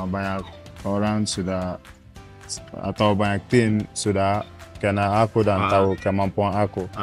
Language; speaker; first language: Indonesian; non-native, fluent; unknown